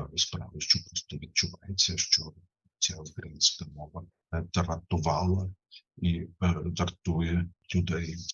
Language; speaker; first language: Ukrainian; non-native, fluent; German